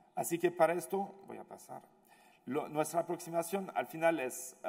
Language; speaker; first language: Spanish; non-native, fluent; French